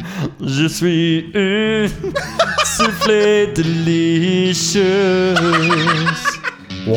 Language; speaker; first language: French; non-native, learner; English